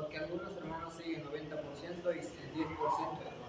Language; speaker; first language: Spanish; native; Spanish